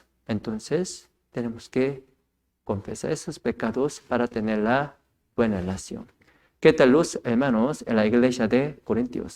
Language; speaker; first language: Spanish; non-native, fluent; Korean